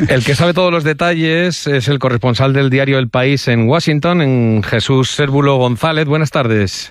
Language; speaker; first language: Spanish; native; Spanish